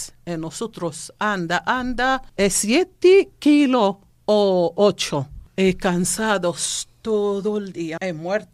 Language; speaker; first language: Spanish; non-native, learner; Arabic